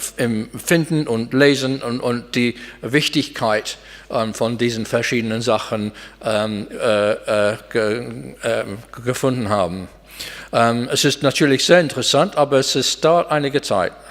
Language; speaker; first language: German; non-native, fluent; English